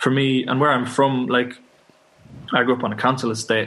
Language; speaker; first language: English; native; English